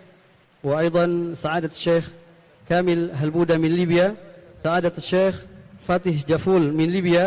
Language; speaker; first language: Arabic; non-native, fluent; Indonesian